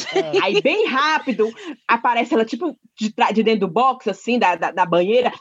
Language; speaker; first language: Portuguese; native; Portuguese